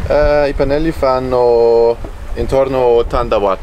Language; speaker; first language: Italian; non-native, fluent; Danish